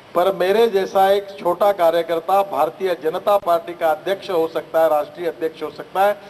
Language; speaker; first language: Hindi; non-native, local second language; Marathi